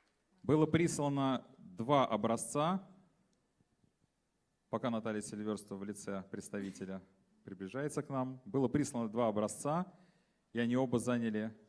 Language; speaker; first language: Russian; native; Russian